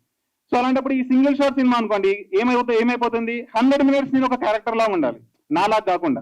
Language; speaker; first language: Telugu; native; Telugu